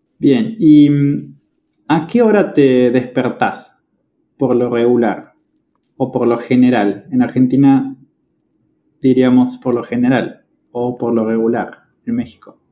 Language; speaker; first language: Spanish; native; Spanish